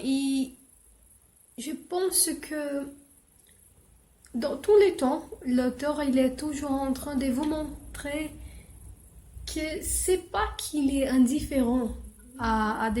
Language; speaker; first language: French; non-native, learner; English